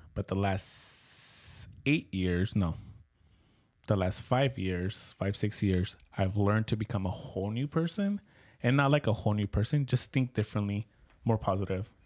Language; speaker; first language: English; early bilingual, other home language; Spanish